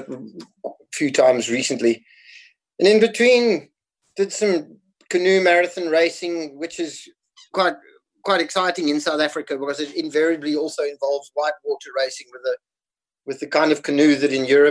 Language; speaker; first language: English; native; English